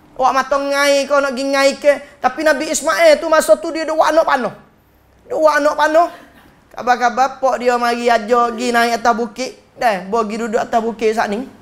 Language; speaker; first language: Malay; native; Malay